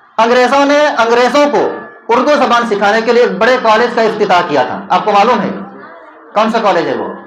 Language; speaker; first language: Urdu; native; Urdu